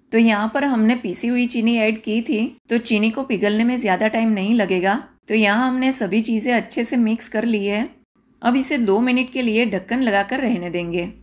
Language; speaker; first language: Hindi; non-native, local second language; Gujarati